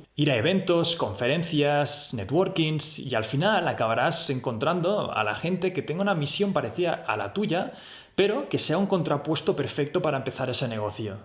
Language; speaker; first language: Spanish; native; Spanish